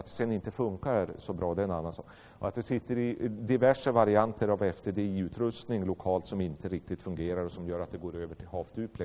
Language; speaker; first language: Swedish; native; Swedish